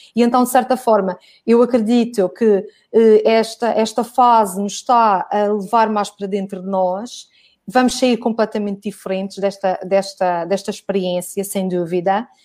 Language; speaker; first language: Portuguese; native; Portuguese